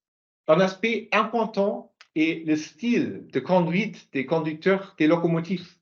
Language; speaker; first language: French; non-native, fluent; German